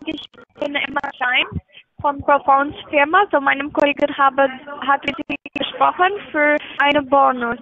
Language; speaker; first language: German; non-native, learner; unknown